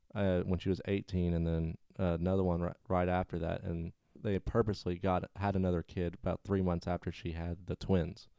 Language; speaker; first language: English; native; English